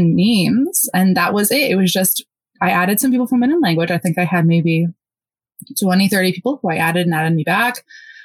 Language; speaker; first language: English; early bilingual, other home language; Polish